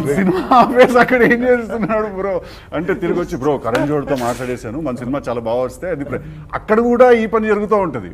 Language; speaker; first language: Telugu; native; Telugu